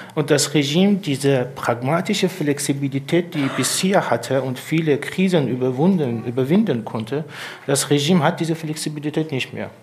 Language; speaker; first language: German; non-native, fluent; Persian